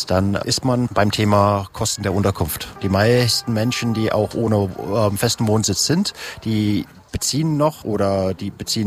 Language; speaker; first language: German; native; German